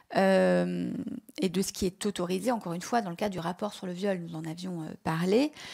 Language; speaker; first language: French; native; French